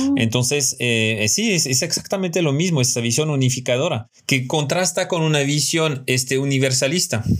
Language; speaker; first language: Spanish; non-native, fluent; French